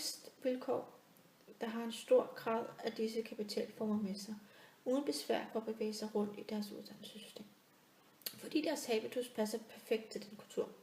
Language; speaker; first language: Danish; native; Danish